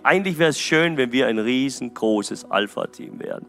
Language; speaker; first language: German; native; German